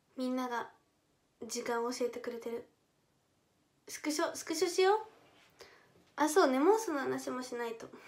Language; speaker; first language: Japanese; native; Japanese